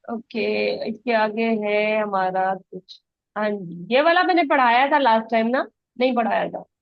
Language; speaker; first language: Urdu; native; Urdu